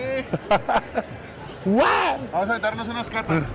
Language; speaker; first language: Spanish; native; Spanish